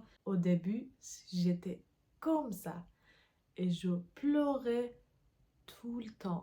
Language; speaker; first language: French; non-native, fluent; Persian